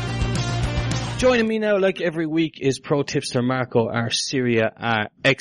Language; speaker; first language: English; native; English